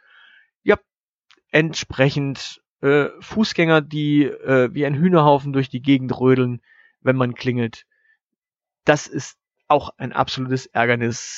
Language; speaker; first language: German; native; German